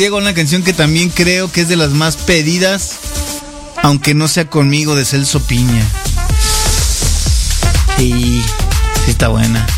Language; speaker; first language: Spanish; native; Spanish